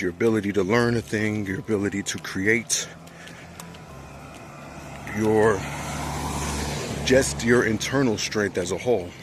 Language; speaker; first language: English; native; English